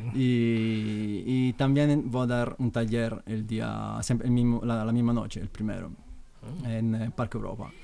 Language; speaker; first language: Spanish; non-native, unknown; Italian